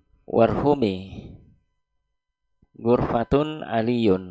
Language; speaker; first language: Arabic; non-native, fluent; Indonesian